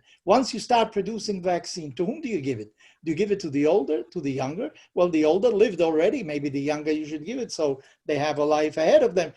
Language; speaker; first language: English; non-native, fluent; Spanish